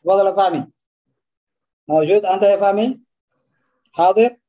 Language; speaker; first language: Arabic; non-native, fluent; Indonesian